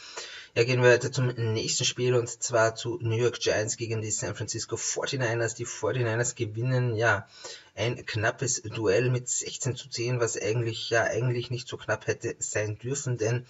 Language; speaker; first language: German; native; German